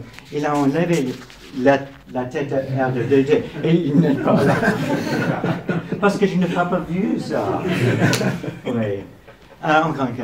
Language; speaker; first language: French; non-native, learner; English